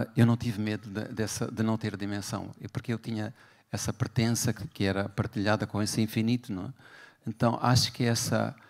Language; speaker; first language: Portuguese; native; Portuguese